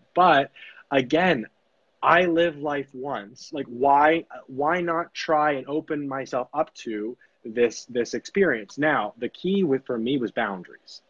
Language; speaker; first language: English; native; English